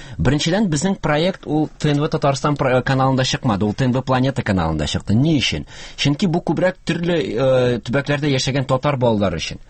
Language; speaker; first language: Tatar; native; Tatar